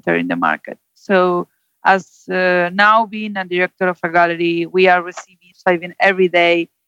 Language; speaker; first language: English; non-native, fluent; Spanish